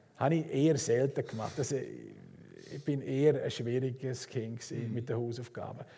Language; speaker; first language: German; native; German